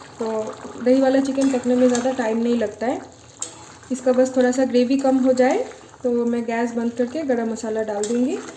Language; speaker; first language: Hindi; non-native, local second language; Bangla